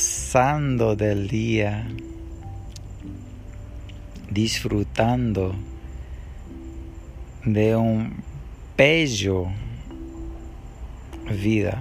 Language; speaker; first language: Spanish; non-native, learner; English